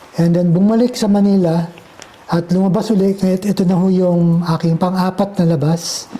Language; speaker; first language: Filipino; early bilingual, heritage; Filipino